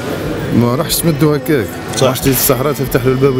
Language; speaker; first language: Arabic; native; Arabic